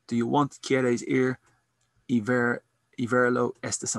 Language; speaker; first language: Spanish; non-native, learner; English